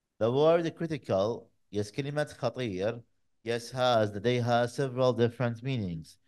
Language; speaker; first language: English; non-native, fluent; Arabic